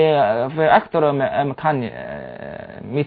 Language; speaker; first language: Arabic; non-native, learner; Chinese